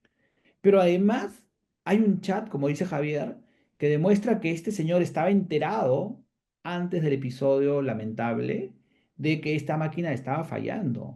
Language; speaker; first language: Spanish; native; Spanish